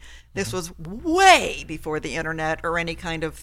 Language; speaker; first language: English; native; English